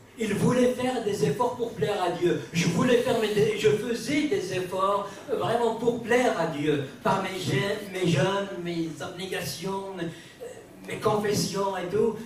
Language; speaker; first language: French; non-native, local second language; Kabyle